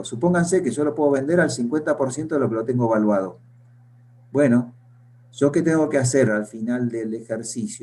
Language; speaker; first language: Spanish; native; Spanish